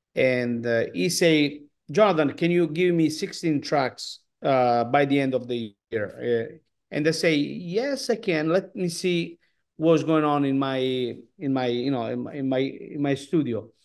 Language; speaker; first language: English; non-native, learner; Italian